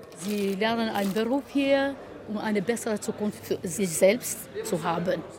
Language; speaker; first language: German; non-native, learner; Albanian